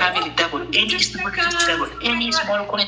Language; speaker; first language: English; non-native, learner; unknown